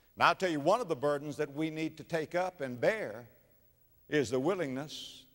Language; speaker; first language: English; native; English